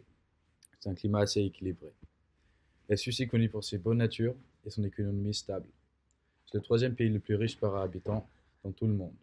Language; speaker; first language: French; non-native, learner; Danish